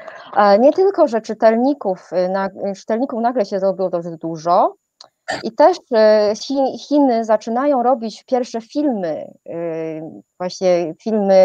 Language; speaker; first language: Polish; non-native, fluent; Chinese